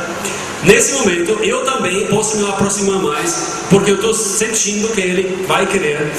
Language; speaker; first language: Portuguese; non-native, fluent; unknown